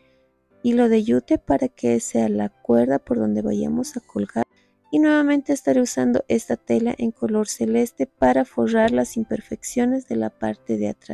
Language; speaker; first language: Spanish; native; Spanish